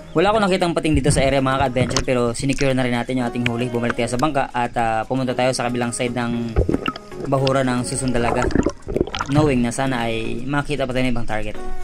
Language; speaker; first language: Filipino; non-native, local second language; Cebuano